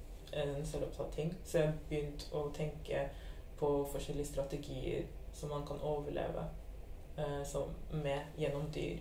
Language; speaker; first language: Norwegian; early bilingual, other home language; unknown